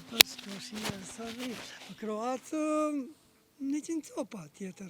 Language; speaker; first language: Albanian; non-native, local second language; Croatian